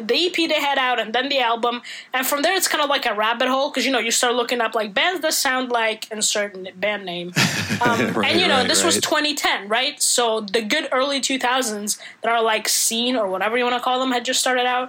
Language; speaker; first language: English; non-native, fluent; Italian